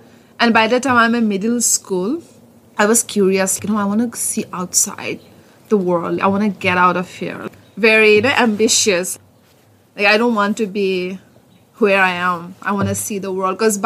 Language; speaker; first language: English; non-native, local second language; Assamese